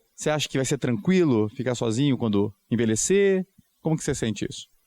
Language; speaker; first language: Portuguese; native; Portuguese